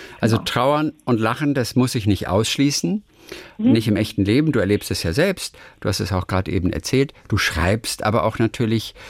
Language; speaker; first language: German; native; German